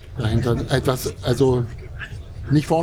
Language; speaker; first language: German; native; German